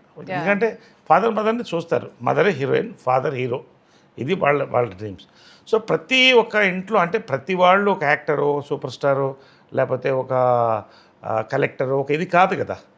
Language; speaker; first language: Telugu; native; Telugu